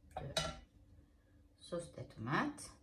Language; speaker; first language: French; non-native, fluent; Italian